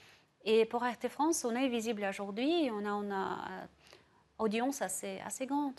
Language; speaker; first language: French; non-native, fluent; Russian